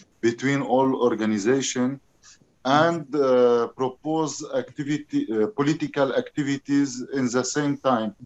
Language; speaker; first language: English; non-native, learner; Arabic